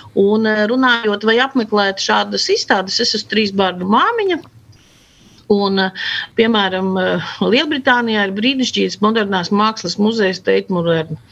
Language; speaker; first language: Latvian; native; Latvian